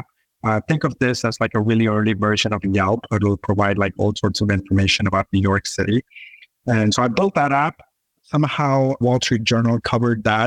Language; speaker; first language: English; non-native, local second language; Urdu